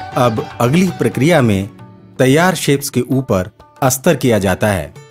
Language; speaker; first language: Hindi; native; Hindi